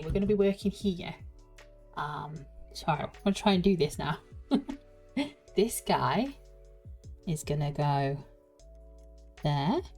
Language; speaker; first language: English; native; English